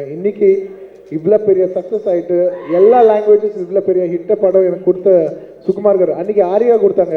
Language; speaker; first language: Tamil; non-native, local second language; Telugu